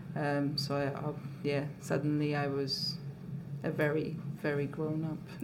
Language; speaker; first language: English; non-native, fluent; Slovak